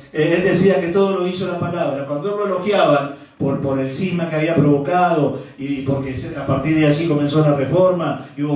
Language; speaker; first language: Spanish; native; Spanish